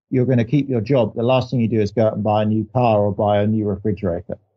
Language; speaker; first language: English; native; English